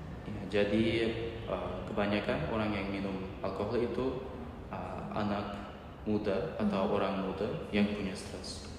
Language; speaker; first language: Indonesian; non-native, learner; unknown